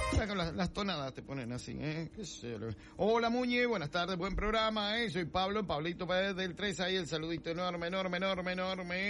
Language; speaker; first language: Spanish; native; Spanish